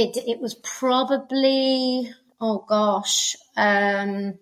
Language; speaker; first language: English; native; English